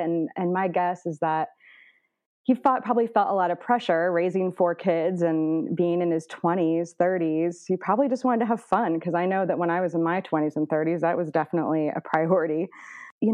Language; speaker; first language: English; native; English